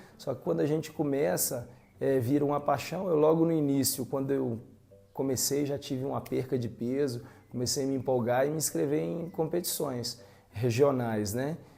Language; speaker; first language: Portuguese; native; Portuguese